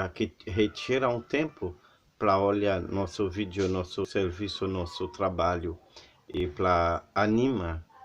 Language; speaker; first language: Portuguese; non-native, learner; Haitian Creole